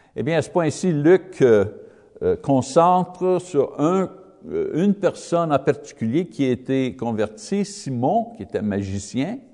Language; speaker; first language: French; non-native, learner; English